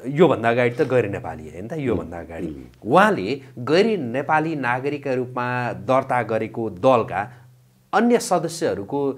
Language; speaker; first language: Nepali; native; Nepali